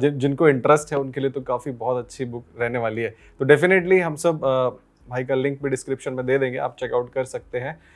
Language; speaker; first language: Hindi; native; Hindi